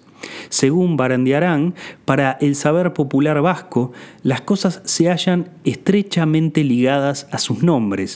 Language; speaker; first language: Spanish; native; Spanish